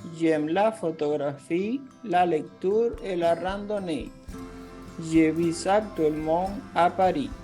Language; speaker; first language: French; non-native, fluent; Spanish